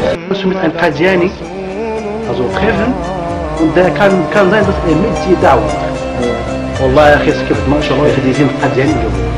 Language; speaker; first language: German; non-native, learner; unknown